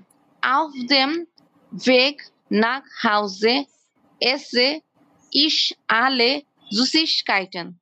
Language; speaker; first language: German; non-native, learner; Bangla